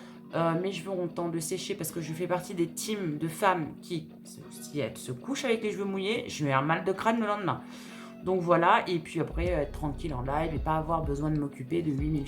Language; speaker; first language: French; native; French